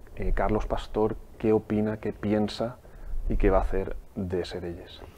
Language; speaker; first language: Spanish; native; Spanish